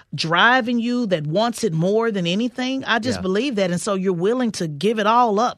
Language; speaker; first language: English; native; English